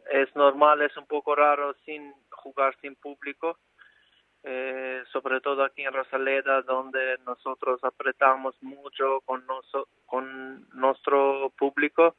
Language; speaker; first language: Spanish; non-native, fluent; Albanian